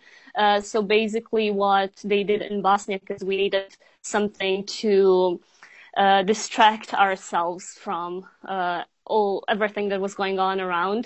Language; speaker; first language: English; non-native, fluent; Bosnian